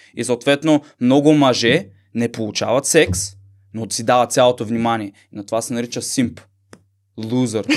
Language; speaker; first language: Bulgarian; native; Bulgarian